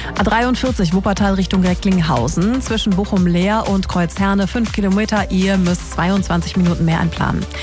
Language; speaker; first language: German; native; German